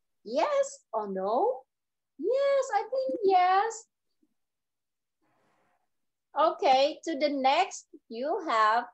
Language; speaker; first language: English; non-native, learner; Vietnamese